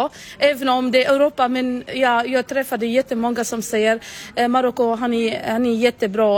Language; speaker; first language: Swedish; non-native, learner; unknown